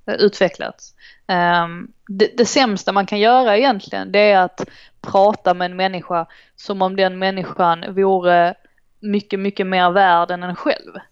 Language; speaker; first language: Swedish; native; Swedish